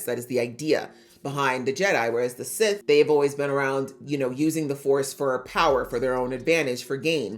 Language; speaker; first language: English; native; English